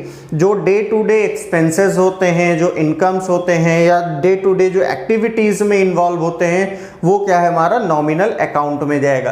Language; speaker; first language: Hindi; native; Hindi